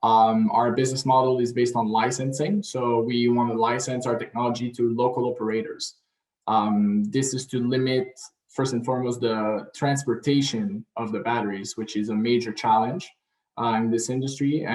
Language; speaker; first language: English; non-native, local second language; French